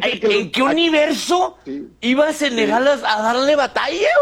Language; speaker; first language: Spanish; native; Spanish